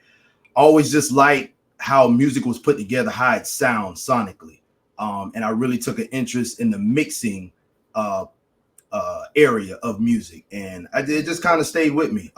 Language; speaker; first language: English; native; English